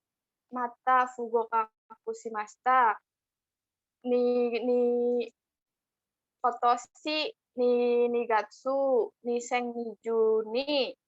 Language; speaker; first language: Japanese; non-native, learner; Indonesian